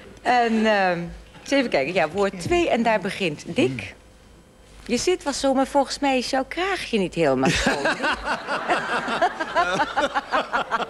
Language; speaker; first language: Dutch; native; Dutch